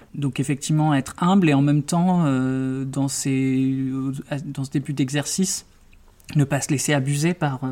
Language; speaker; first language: French; native; French